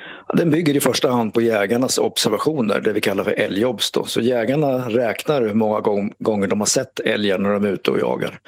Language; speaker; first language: Swedish; native; Swedish